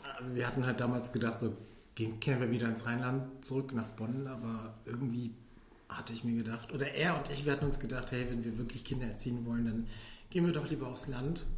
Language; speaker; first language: German; early bilingual, other home language; Filipino